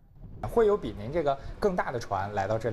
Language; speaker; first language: Chinese; native; Chinese